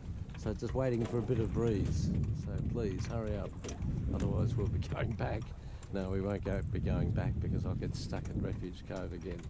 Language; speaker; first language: English; native; English